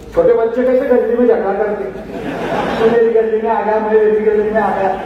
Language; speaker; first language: Hindi; non-native, local second language; Marathi